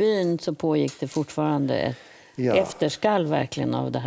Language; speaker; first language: Swedish; native; Swedish